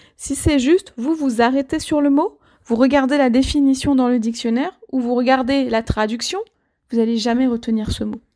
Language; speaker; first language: French; native; French